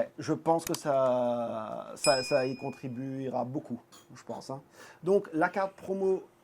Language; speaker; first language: French; native; French